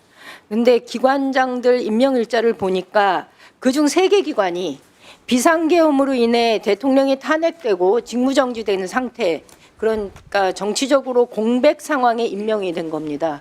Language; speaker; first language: Korean; native; Korean